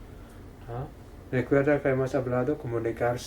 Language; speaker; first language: Spanish; non-native, fluent; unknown